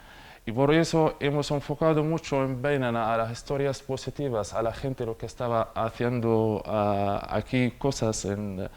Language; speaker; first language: Spanish; non-native, learner; Arabic